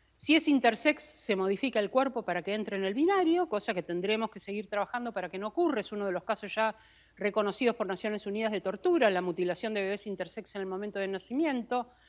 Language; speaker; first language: Spanish; native; Spanish